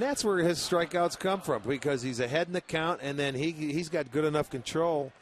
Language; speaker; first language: English; native; English